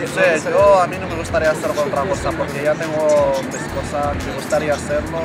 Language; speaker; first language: Spanish; non-native, fluent; Arabic